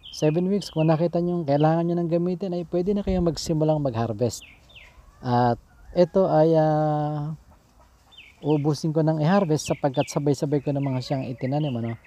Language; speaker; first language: Filipino; native; Filipino